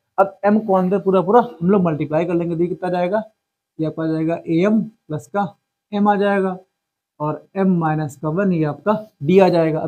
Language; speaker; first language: Hindi; native; Hindi